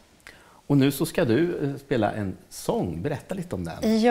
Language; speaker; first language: Swedish; native; Swedish